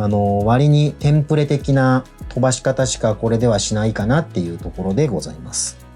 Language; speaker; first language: Japanese; native; Japanese